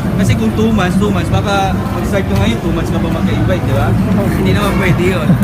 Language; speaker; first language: Filipino; non-native, local second language; Bikol